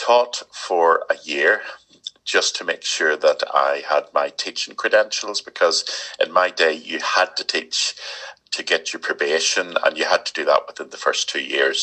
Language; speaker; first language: English; native; English